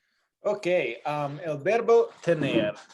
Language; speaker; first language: Spanish; non-native, fluent; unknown